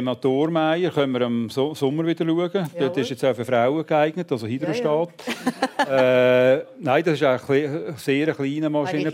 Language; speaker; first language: German; native; German